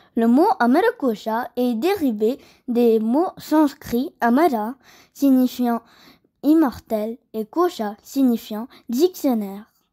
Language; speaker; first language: French; early bilingual, other home language; Kannada